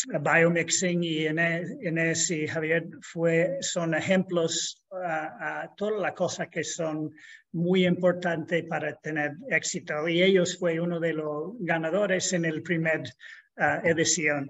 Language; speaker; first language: Spanish; non-native, fluent; English